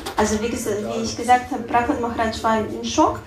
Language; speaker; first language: German; non-native, learner; Russian